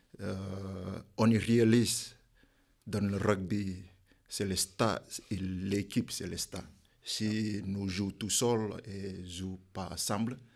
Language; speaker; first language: French; non-native, learner; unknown